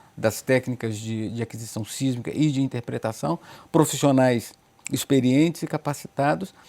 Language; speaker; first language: Portuguese; native; Portuguese